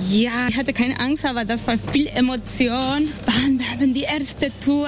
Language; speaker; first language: German; non-native, learner; Spanish